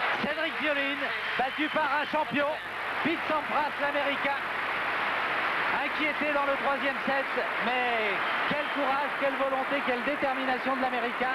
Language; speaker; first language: French; native; French